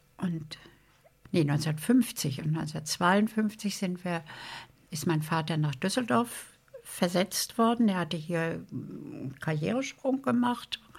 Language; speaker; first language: German; native; German